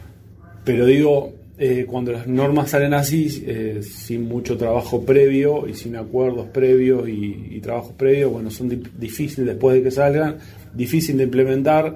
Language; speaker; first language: Spanish; native; Spanish